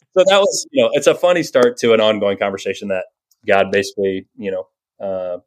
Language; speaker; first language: English; native; English